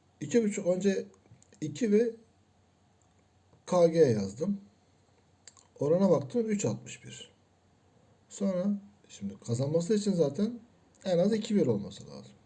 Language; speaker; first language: Turkish; native; Turkish